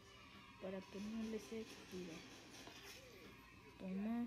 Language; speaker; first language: Spanish; early bilingual, other home language; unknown